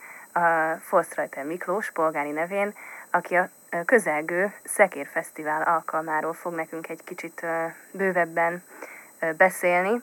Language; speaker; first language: Hungarian; native; Hungarian